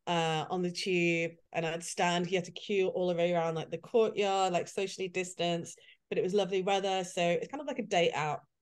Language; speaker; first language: English; native; English